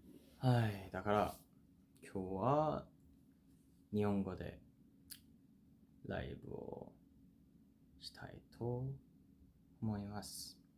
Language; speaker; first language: Japanese; non-native, fluent; Korean